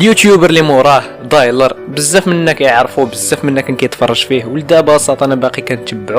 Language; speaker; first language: Arabic; native; Arabic